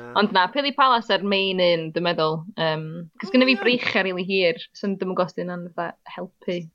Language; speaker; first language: Welsh; native; Welsh